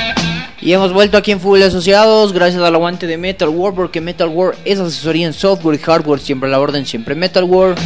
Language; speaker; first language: Spanish; native; Spanish